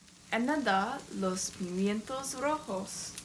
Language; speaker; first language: Spanish; non-native, learner; English